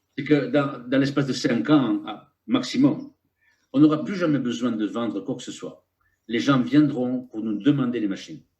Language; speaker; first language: French; native; French